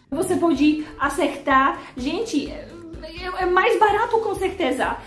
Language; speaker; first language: Portuguese; non-native, fluent; Polish